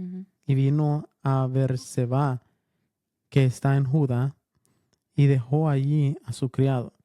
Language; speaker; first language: Spanish; early bilingual, heritage; Spanish